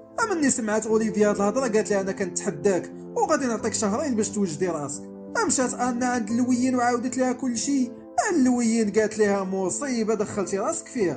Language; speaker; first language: Arabic; native; Arabic